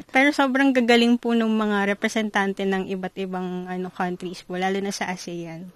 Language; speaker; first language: Filipino; native; Filipino